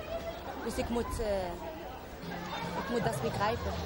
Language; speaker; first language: Dutch; non-native, learner; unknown